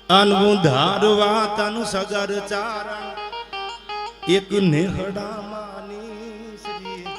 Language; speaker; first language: Gujarati; native; Gujarati